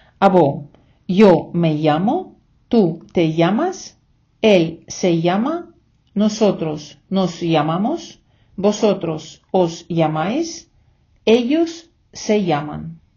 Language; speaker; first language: Spanish; non-native, fluent; Ukrainian